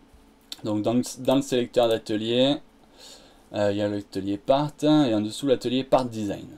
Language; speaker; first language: French; native; French